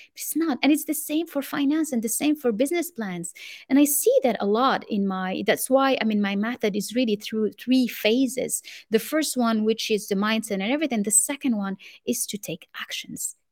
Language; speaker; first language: English; non-native, fluent; Arabic